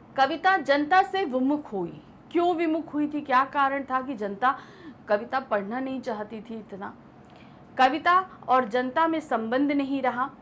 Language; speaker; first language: Hindi; native; Hindi